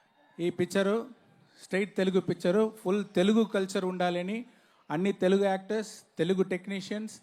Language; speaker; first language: Telugu; non-native, learner; Tamil